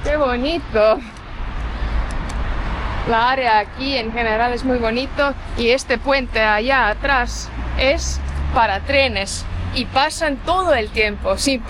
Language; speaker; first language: Spanish; non-native, fluent; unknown